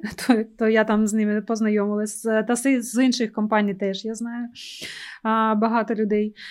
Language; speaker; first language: Ukrainian; non-native, local second language; Russian